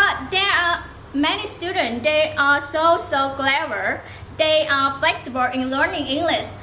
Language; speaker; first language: English; non-native, learner; Vietnamese